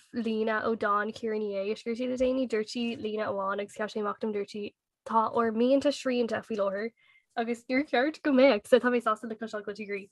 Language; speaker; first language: Irish; native; Irish